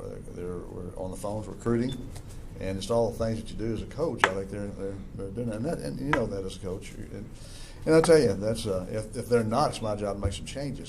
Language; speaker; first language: English; native; English